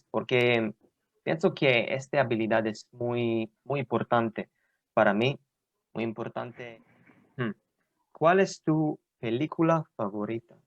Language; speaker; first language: Spanish; non-native, learner; Hebrew